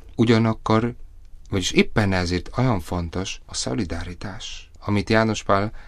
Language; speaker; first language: Hungarian; non-native, fluent; Polish